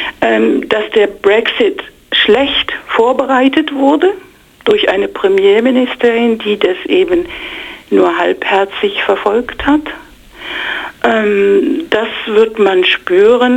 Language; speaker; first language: German; non-native, fluent; English